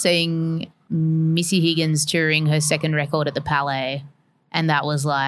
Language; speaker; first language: English; native; English